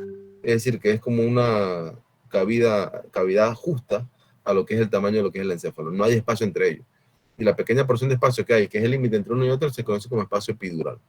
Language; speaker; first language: Spanish; native; Spanish